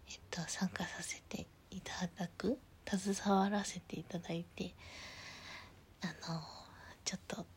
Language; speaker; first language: Japanese; native; Japanese